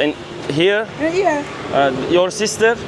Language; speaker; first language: English; non-native, learner; Turkish